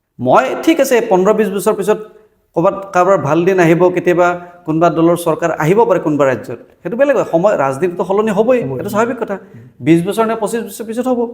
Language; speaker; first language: Assamese; native; Assamese